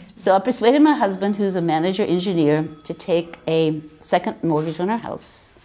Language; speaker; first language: English; native; English